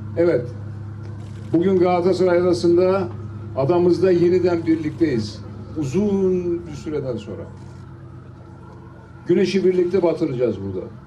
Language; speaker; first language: Turkish; native; Turkish